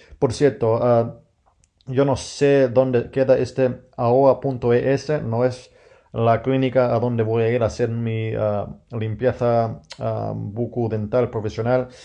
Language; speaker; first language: Spanish; non-native, fluent; English